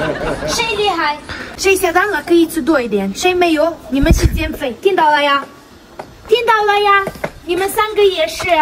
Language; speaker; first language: Chinese; non-native, learner; Ukrainian